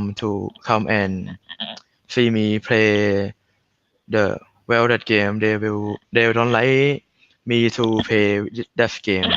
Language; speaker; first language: English; non-native, learner; Thai